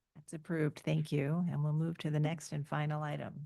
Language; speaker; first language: English; native; English